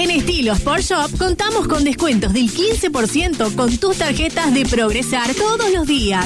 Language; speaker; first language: Spanish; native; Spanish